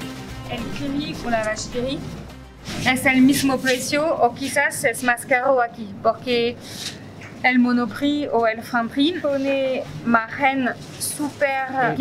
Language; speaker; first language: Spanish; non-native, fluent; French